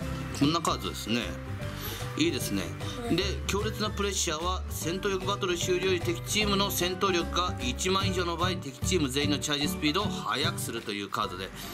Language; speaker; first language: Japanese; native; Japanese